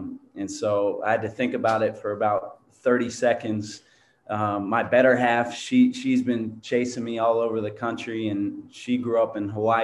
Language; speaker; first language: English; native; English